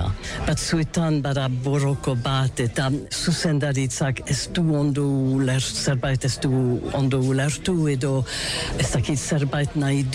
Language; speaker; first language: Basque; non-native, learner; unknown